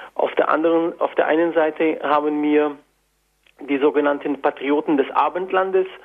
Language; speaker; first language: German; non-native, fluent; Turkish